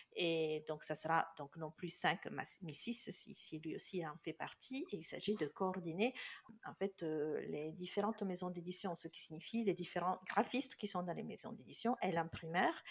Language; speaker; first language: French; non-native, fluent; Italian